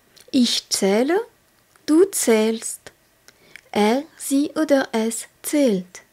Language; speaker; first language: German; non-native, fluent; French